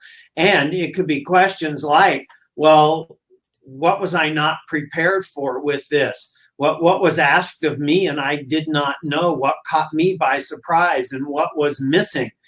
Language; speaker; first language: English; native; English